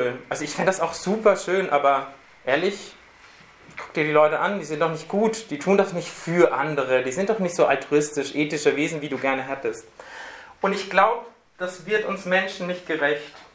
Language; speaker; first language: German; native; German